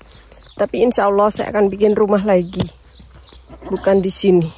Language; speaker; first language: Indonesian; native; Indonesian